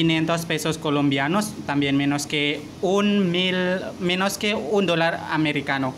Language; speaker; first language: Spanish; non-native, learner; Indonesian